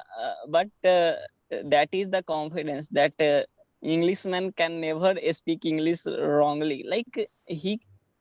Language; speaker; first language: English; non-native, learner; Hindi